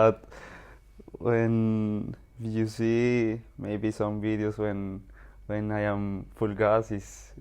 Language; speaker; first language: English; non-native, learner; Spanish